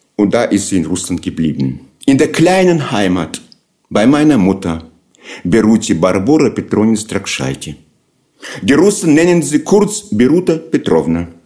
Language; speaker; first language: German; non-native, fluent; Russian